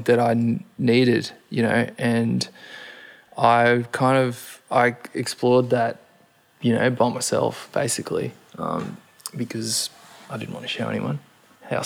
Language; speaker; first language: English; native; English